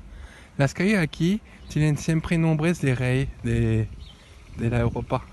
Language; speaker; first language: Spanish; non-native, learner; French